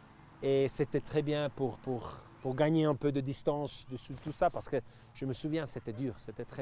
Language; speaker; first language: French; non-native, local second language; Italian